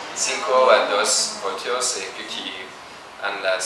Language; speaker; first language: Spanish; non-native, learner; French